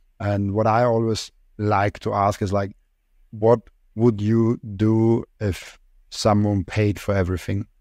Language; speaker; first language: English; non-native, fluent; German